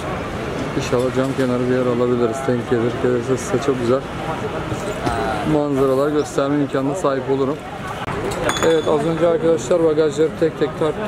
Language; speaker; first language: Turkish; native; Turkish